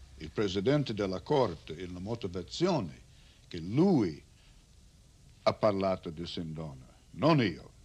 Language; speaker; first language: Italian; non-native, learner; English